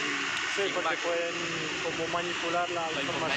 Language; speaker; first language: Spanish; non-native, fluent; French